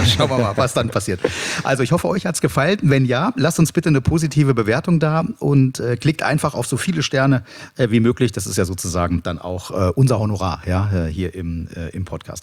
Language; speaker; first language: German; native; German